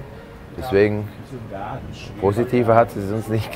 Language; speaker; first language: German; native; German